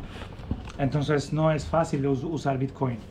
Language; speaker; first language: Spanish; non-native, learner; Turkish